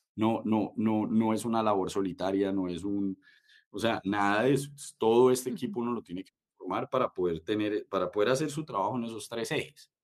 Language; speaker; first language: Spanish; native; Spanish